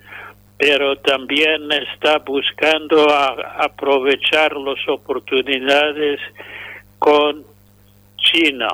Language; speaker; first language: Spanish; non-native, fluent; English